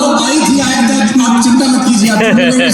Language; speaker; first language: Hindi; native; Hindi